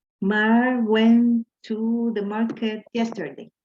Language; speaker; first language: English; non-native, learner; Spanish